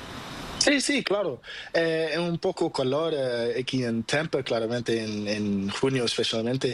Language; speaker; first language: Spanish; non-native, learner; Portuguese